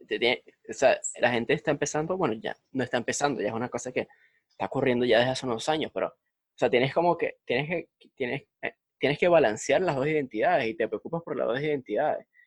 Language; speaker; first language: Spanish; native; Spanish